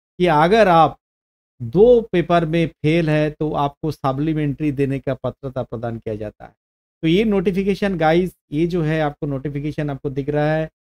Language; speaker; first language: Hindi; non-native, local second language; Bangla